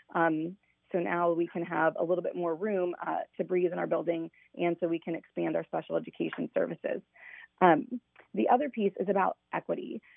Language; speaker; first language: English; native; English